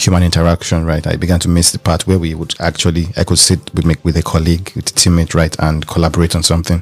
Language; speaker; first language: English; non-native, local second language; Yoruba